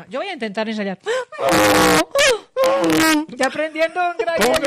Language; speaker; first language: Spanish; native; Spanish